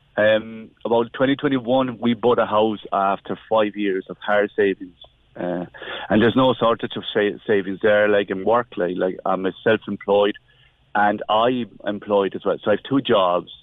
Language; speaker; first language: English; non-native, fluent; Spanish